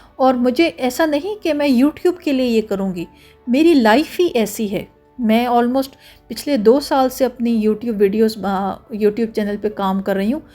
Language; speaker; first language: Urdu; native; Urdu